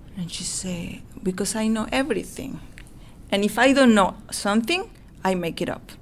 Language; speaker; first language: English; non-native, fluent; Spanish